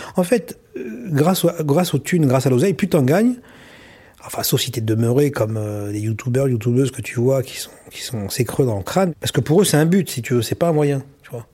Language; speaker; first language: French; native; French